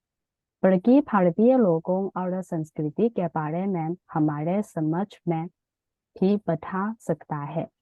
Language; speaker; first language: Hindi; non-native, learner; Chinese